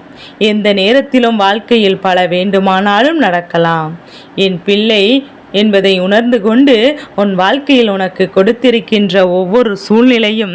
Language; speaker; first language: Tamil; native; Tamil